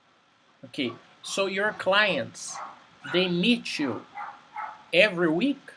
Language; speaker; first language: English; non-native, fluent; Portuguese